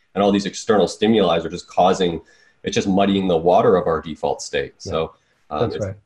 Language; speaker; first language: English; native; English